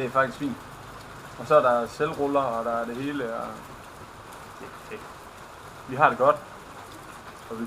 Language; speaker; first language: Danish; native; Danish